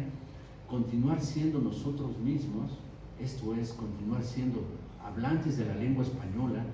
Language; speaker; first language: Spanish; native; Spanish